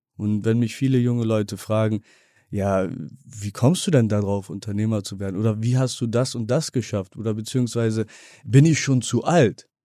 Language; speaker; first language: German; native; German